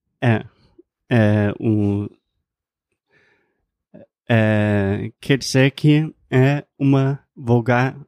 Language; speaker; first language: Portuguese; non-native, fluent; English